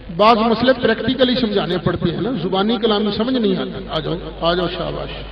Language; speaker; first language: Urdu; non-native, local second language; Punjabi